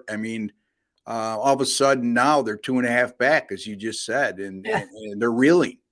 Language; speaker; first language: English; native; English